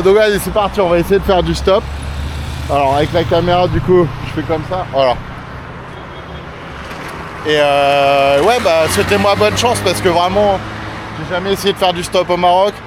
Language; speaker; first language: French; native; French